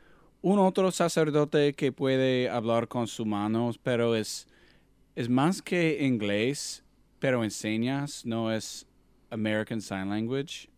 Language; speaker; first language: Spanish; non-native, learner; English